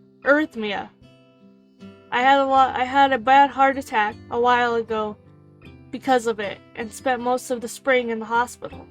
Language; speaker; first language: English; native; English